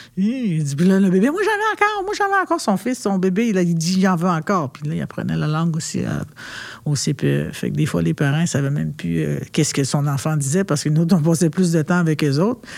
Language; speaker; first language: French; non-native, local second language; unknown